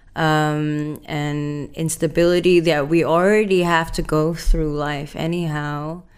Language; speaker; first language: English; non-native, fluent; Indonesian